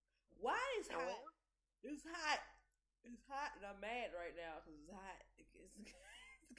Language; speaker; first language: English; native; English